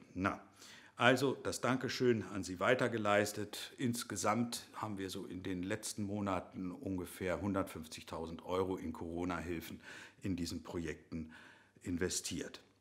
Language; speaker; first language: German; native; German